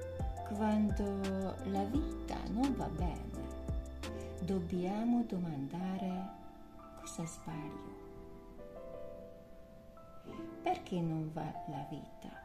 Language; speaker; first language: Italian; non-native, learner; Hungarian